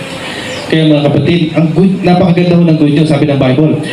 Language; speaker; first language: Filipino; native; Filipino